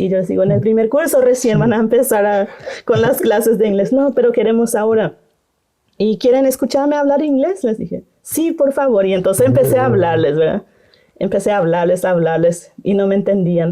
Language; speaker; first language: Spanish; non-native, local second language; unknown